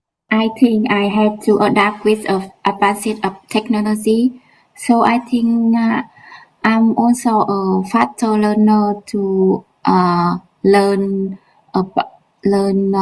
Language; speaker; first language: English; non-native, learner; Vietnamese